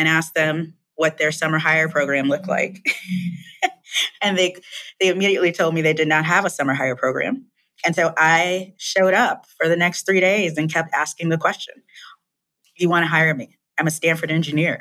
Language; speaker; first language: English; native; English